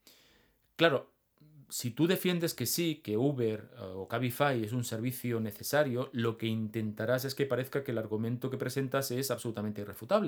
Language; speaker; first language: Spanish; native; Spanish